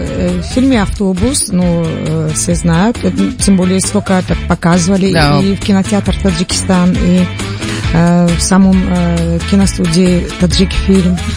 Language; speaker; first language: Russian; non-native, local second language; Tajik